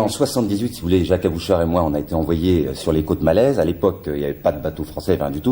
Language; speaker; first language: French; native; French